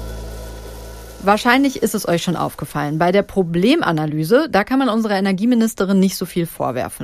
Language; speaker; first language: German; native; German